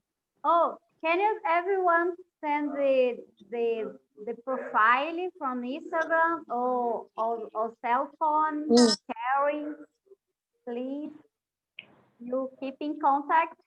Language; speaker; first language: English; non-native, learner; Portuguese